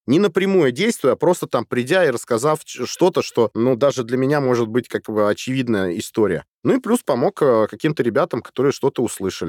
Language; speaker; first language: Russian; native; Russian